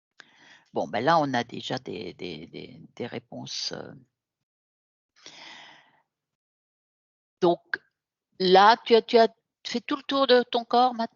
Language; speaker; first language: French; native; French